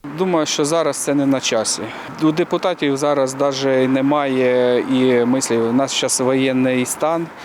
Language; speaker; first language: Ukrainian; non-native, local second language; Russian